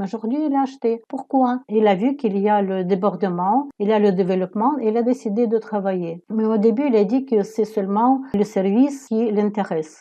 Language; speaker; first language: French; non-native, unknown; Ukrainian